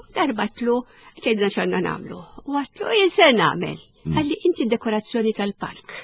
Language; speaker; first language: Maltese; early bilingual, other home language; Italian